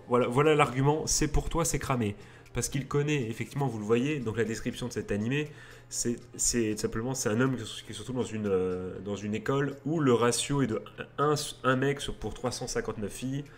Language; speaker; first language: French; native; French